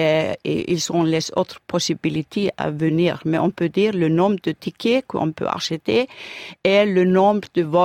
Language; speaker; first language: French; non-native, learner; Icelandic